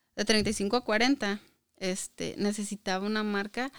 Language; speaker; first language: Spanish; native; Spanish